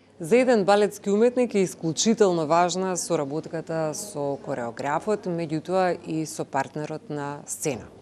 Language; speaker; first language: Macedonian; native; Macedonian